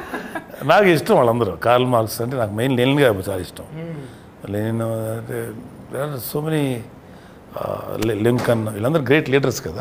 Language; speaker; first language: Telugu; native; Telugu